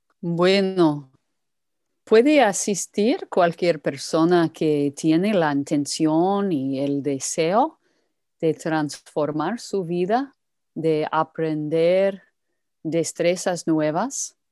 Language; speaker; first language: Spanish; non-native, fluent; English